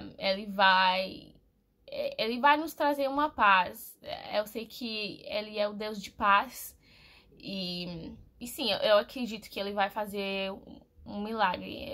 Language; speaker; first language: Portuguese; non-native, fluent; English